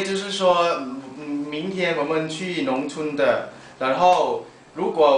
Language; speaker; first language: Chinese; non-native, learner; Thai